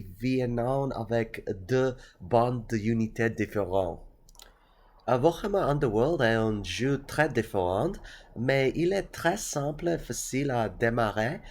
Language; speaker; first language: French; non-native, learner; English